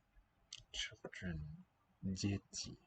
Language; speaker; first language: Russian; non-native, learner; English